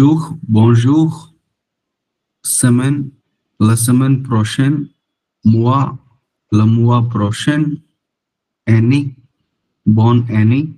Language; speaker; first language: French; non-native, learner; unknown